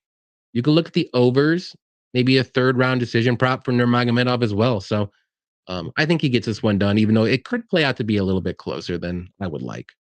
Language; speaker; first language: English; native; English